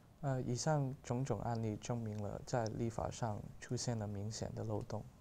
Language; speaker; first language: Chinese; non-native, local second language; Cantonese